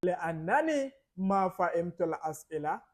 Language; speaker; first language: Arabic; non-native, fluent; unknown